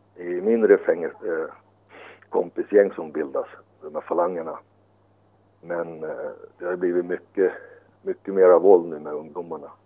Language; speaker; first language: Swedish; early bilingual, other home language; Finnish